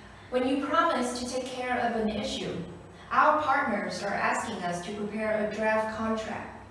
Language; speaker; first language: English; non-native, fluent; Vietnamese